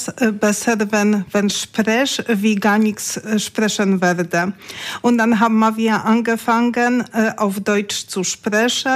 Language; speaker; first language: German; non-native, learner; Polish